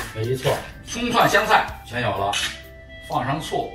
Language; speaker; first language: Chinese; native; Chinese